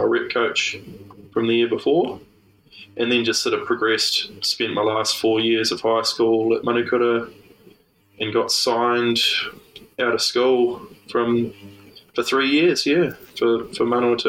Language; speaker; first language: English; native; English